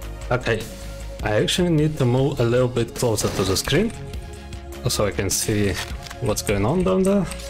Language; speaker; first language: English; non-native, learner; Russian